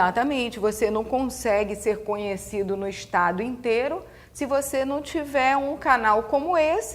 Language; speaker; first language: Portuguese; native; Portuguese